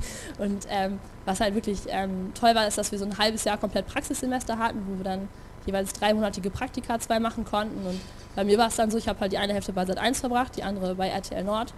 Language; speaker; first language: German; native; German